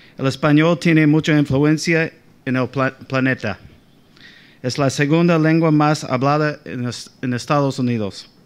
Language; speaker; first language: Spanish; non-native, fluent; English